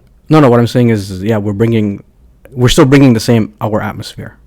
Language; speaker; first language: English; native; English